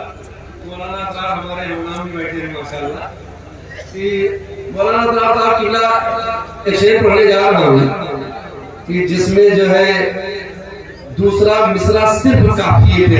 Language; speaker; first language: Urdu; native; Urdu